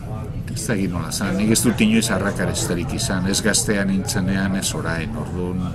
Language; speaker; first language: Basque; non-native, local second language; Spanish